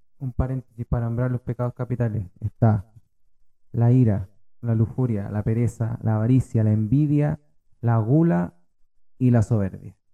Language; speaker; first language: Spanish; native; Spanish